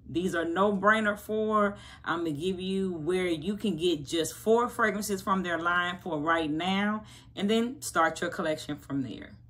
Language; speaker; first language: English; native; English